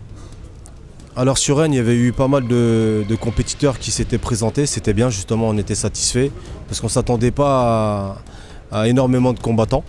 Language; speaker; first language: French; native; French